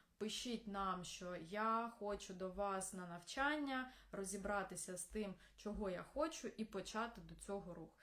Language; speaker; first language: Ukrainian; non-native, local second language; Russian